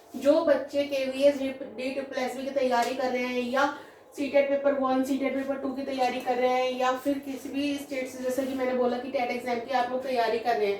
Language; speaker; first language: Hindi; native; Hindi